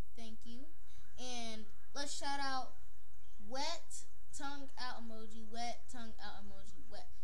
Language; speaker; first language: English; native; English